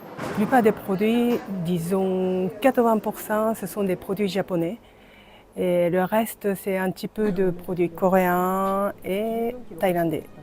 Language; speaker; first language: French; non-native, fluent; Japanese